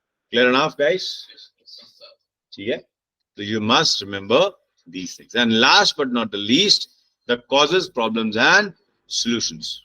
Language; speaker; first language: English; non-native, local second language; Hindi